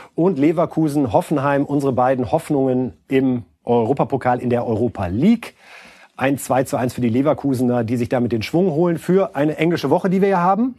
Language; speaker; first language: German; native; German